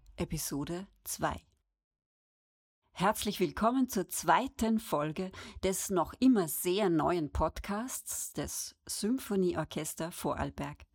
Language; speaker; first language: German; native; German